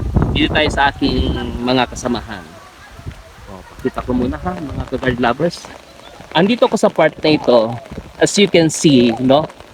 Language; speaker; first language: Filipino; native; Filipino